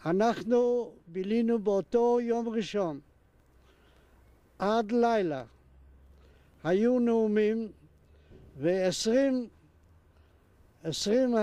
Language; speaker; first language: Hebrew; non-native, fluent; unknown